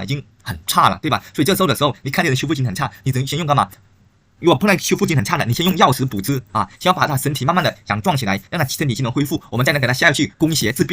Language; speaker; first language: Chinese; native; Chinese